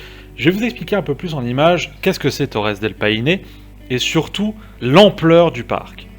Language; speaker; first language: French; native; French